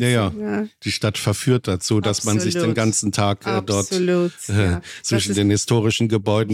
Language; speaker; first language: German; native; German